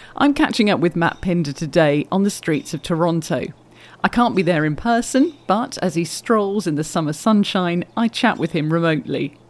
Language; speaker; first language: English; native; English